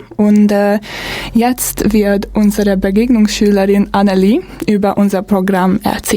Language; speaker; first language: German; non-native, fluent; Hungarian